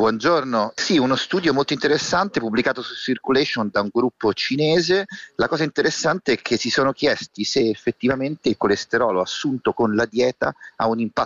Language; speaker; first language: Italian; native; Italian